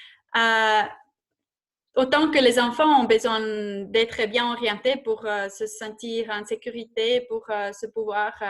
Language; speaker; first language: French; non-native, fluent; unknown